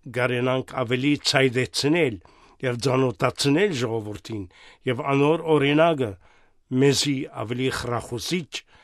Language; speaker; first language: Armenian; native; Armenian